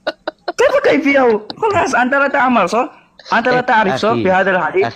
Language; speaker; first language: Arabic; non-native, learner; Indonesian